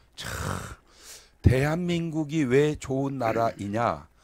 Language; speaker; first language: Korean; native; Korean